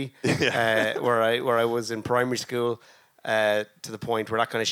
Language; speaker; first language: English; native; English